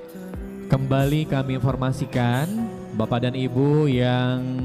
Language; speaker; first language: Indonesian; native; Indonesian